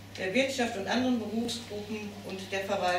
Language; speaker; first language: German; native; German